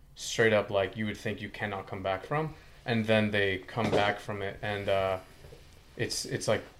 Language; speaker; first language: English; non-native, fluent; Spanish